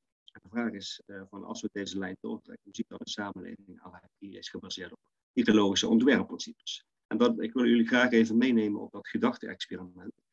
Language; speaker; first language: Dutch; native; Dutch